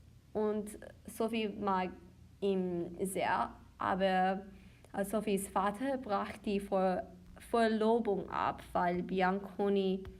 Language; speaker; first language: German; non-native, learner; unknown